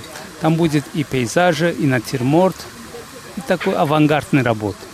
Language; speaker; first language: Russian; non-native, fluent; Azerbaijani